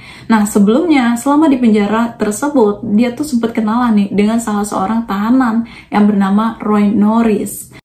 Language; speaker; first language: Indonesian; native; Indonesian